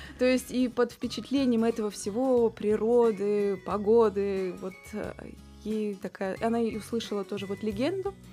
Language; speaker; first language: Russian; early bilingual, heritage; Russian